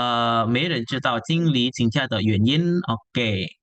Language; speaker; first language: Chinese; non-native, fluent; Indonesian